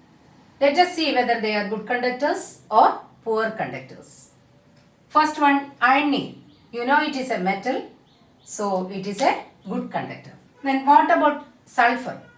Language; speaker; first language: English; non-native, local second language; Malayalam